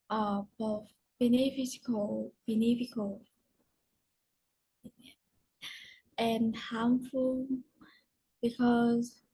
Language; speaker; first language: English; non-native, learner; Vietnamese